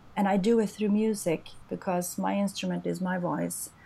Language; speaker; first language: English; non-native, fluent; Swedish